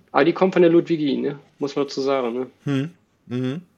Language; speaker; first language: German; native; German